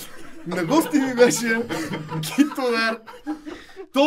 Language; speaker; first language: Bulgarian; native; Bulgarian